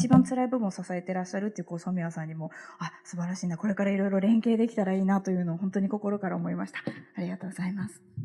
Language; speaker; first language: Japanese; native; Japanese